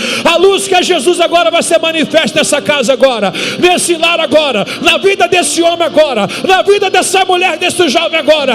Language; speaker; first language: Portuguese; native; Portuguese